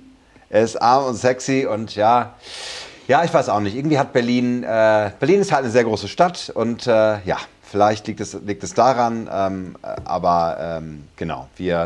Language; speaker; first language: German; native; German